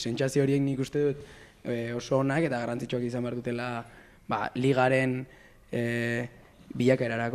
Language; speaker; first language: Basque; native; Basque